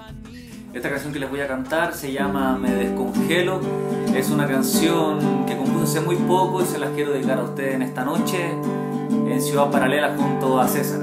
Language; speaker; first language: Spanish; native; Spanish